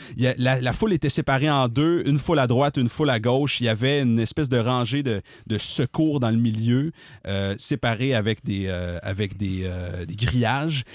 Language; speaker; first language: French; native; French